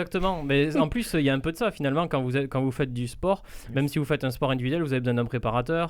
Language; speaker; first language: French; native; French